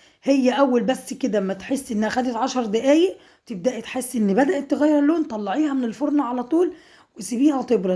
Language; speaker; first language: Arabic; native; Arabic